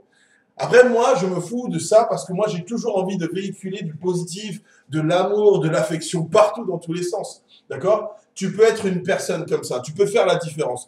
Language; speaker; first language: French; native; French